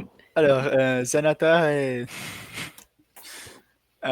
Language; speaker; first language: French; non-native, learner; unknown